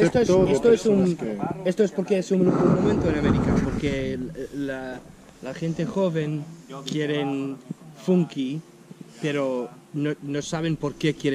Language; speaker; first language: Spanish; non-native, learner; English